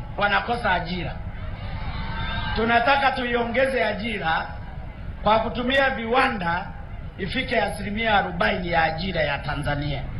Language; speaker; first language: Swahili; non-native, local second language; Sukuma